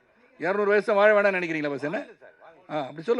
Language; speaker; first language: Tamil; native; Tamil